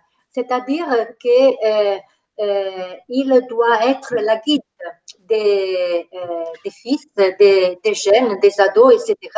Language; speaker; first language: French; non-native, fluent; Spanish